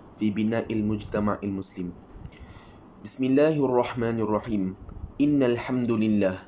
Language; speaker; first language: Arabic; non-native, learner; Malay